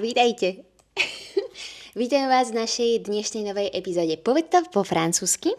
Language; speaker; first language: Slovak; native; Slovak